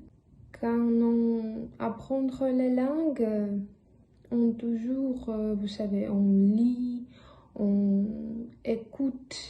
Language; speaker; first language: French; non-native, learner; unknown